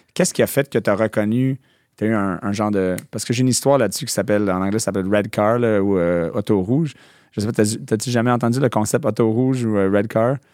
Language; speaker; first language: French; non-native, local second language; English